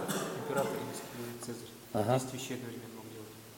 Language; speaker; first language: Russian; native; Russian